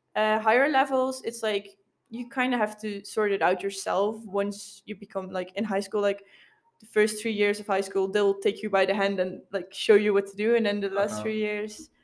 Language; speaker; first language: English; non-native, fluent; Dutch